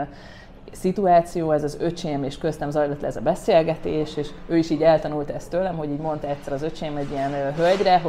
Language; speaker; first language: Hungarian; native; Hungarian